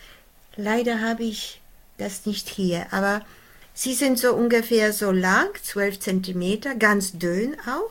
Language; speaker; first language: German; non-native, fluent; Polish